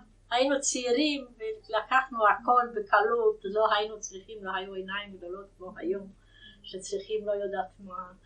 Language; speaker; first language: Hebrew; non-native, fluent; Yiddish